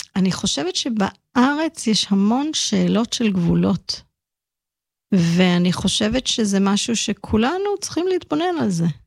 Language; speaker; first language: Hebrew; early bilingual, other home language; English